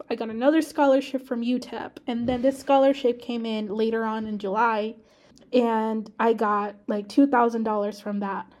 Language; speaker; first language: English; early bilingual, other home language; Spanish